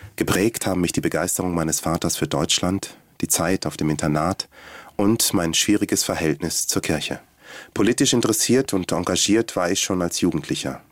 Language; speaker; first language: German; early bilingual, other home language; Swahili